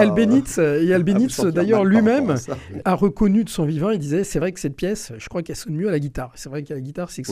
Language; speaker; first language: French; native; French